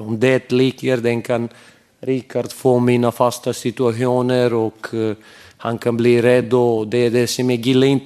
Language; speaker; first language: Swedish; non-native, fluent; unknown